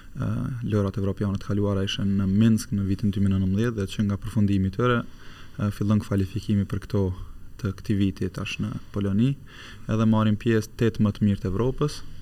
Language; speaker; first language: Albanian; native; Albanian